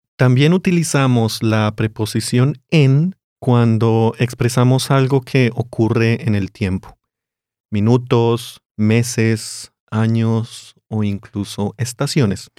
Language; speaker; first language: Spanish; native; Spanish